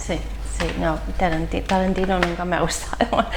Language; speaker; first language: Spanish; non-native, fluent; English